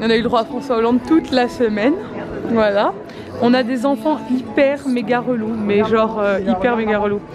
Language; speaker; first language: French; native; French